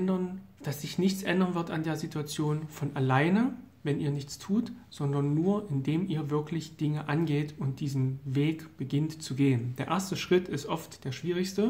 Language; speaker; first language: German; native; German